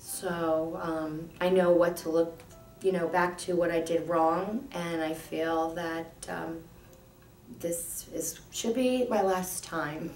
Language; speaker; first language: English; native; English